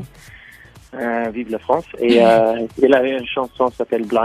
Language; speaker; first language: French; non-native, learner; English